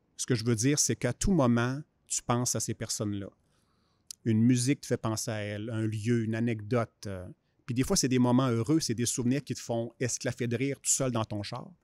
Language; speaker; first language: French; native; French